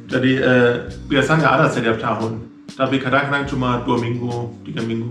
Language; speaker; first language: Indonesian; non-native, fluent; German